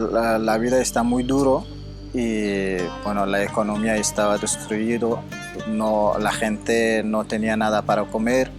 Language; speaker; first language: Spanish; non-native, fluent; Persian